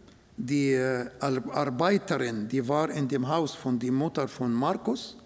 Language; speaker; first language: German; non-native, fluent; Arabic